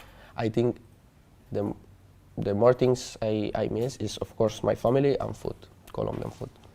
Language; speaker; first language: English; non-native, learner; Spanish